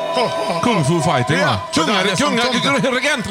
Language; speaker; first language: Swedish; native; Swedish